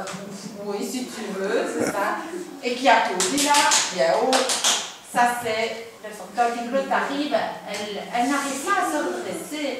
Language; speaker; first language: French; native; French